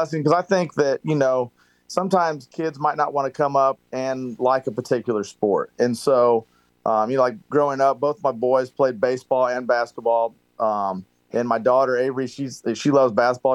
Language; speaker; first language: English; native; English